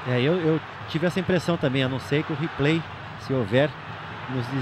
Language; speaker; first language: Portuguese; native; Portuguese